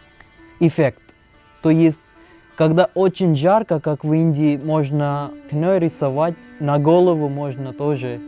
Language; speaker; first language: Russian; non-native, learner; Hindi